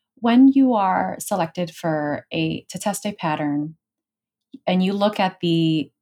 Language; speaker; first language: English; native; English